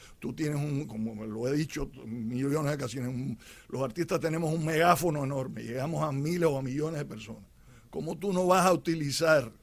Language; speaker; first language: Spanish; native; Spanish